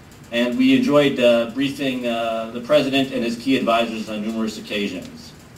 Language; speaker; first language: English; native; English